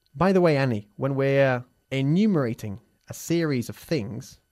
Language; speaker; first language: English; native; English